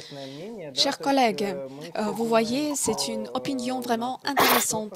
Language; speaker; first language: French; non-native, fluent; Russian